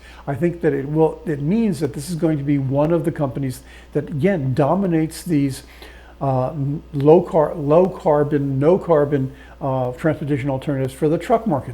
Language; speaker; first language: English; native; English